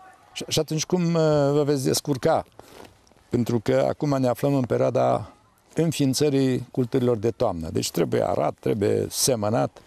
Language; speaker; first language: Romanian; native; Romanian